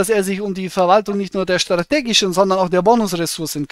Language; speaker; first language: German; native; German